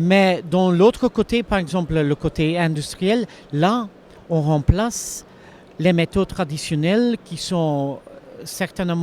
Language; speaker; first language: French; non-native, local second language; Dutch